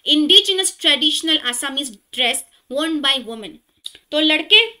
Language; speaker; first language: Hindi; non-native, local second language; Assamese